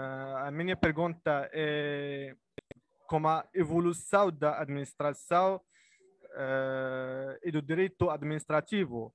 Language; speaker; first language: Portuguese; non-native, learner; Arabic